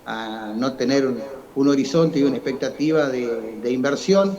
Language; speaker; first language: Spanish; native; Spanish